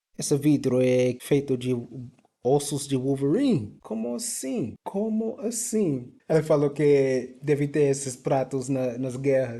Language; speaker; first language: Portuguese; non-native, fluent; English